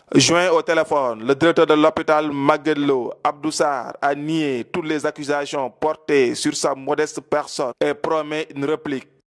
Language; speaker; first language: French; non-native, local second language; Wolof